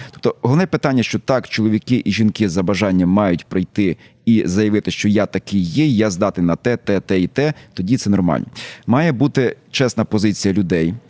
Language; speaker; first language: Ukrainian; native; Ukrainian